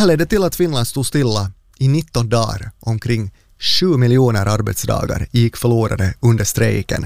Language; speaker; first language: Swedish; native; Swedish